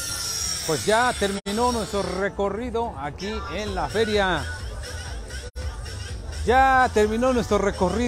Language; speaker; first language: Spanish; native; Spanish